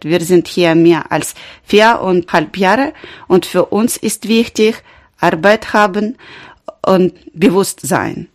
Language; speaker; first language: German; non-native, learner; Ukrainian